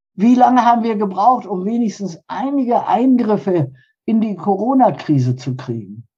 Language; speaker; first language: German; early bilingual, other home language; Polish